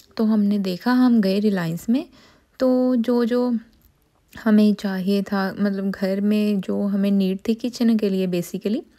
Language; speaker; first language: Hindi; non-native, local second language; Punjabi